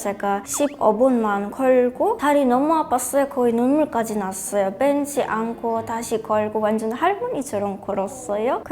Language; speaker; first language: Korean; non-native, learner; Polish